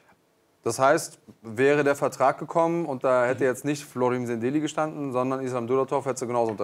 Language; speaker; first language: German; native; German